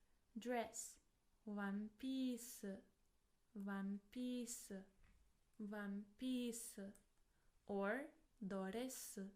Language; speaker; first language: Japanese; non-native, fluent; English